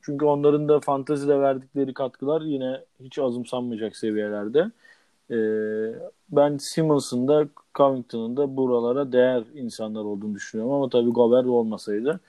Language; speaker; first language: Turkish; native; Turkish